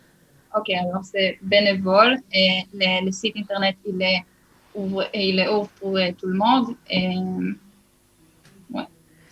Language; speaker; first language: French; early bilingual, heritage; Hebrew